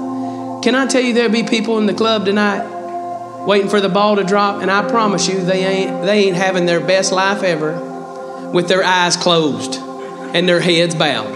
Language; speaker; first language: English; native; English